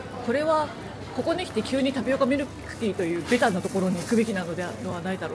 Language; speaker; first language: Japanese; native; Japanese